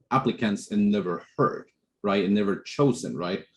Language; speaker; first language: English; non-native, fluent; Spanish